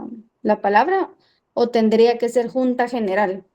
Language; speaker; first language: Spanish; native; Spanish